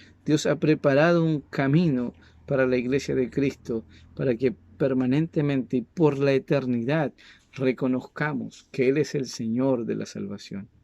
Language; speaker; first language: Spanish; native; Spanish